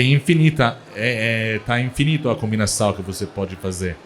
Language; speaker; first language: Portuguese; non-native, learner; Italian